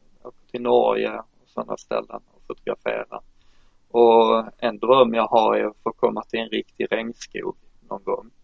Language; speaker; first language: Swedish; native; Swedish